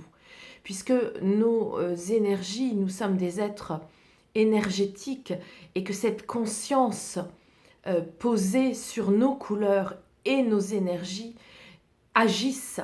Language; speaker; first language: French; native; French